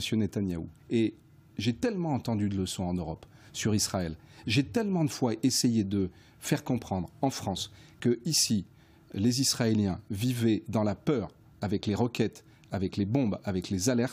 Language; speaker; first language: French; native; French